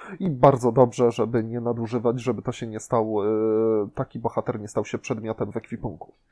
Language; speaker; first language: Polish; native; Polish